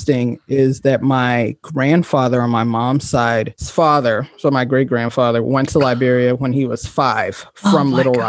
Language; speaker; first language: English; native; English